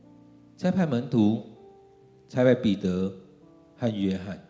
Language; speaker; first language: Chinese; native; Chinese